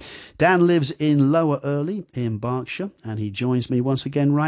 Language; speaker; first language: English; native; English